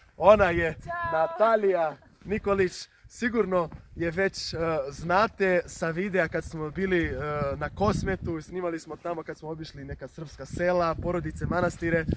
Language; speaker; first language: Serbian; non-native, fluent; Portuguese